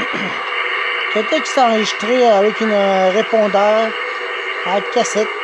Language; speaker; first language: French; native; French